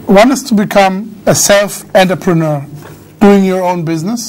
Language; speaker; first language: English; non-native, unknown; German